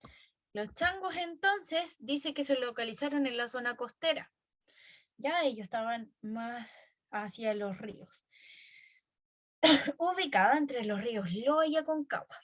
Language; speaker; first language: Spanish; native; Spanish